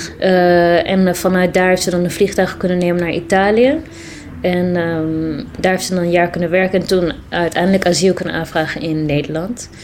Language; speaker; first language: Dutch; early bilingual, other home language; Tigrinya